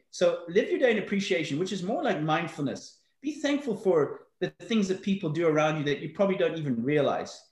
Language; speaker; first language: English; native; English